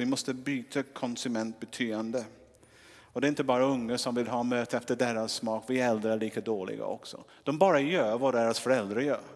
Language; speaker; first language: Swedish; non-native, fluent; English